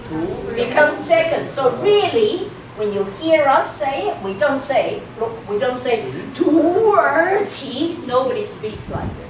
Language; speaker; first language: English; non-native, fluent; Chinese